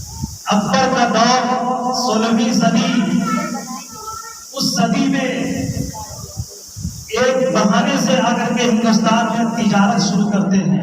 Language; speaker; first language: Urdu; native; Urdu